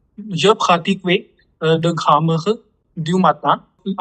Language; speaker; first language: French; non-native, learner; Hindi